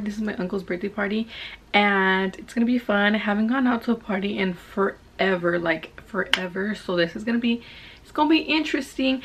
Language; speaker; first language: English; early bilingual, other home language; Spanish